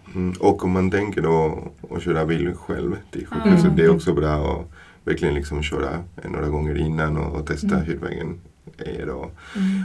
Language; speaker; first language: Swedish; non-native, fluent; Spanish